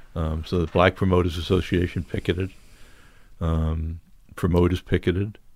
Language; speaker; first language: English; native; English